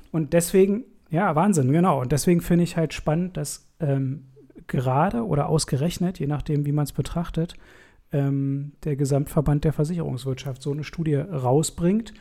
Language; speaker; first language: German; native; German